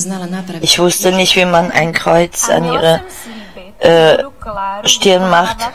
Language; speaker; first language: German; non-native, fluent; Czech